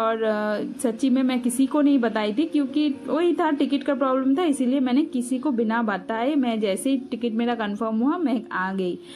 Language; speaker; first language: Hindi; non-native, local second language; Bangla